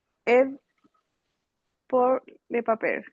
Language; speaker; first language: French; non-native, learner; Spanish